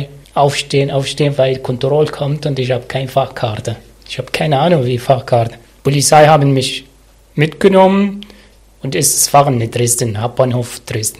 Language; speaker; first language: German; non-native, local second language; Arabic